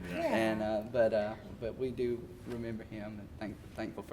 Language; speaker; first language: English; native; English